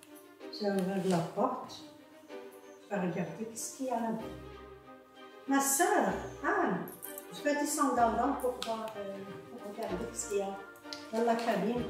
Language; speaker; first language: French; non-native, learner; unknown